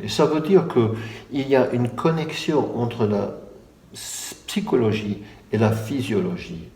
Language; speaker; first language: French; non-native, fluent; English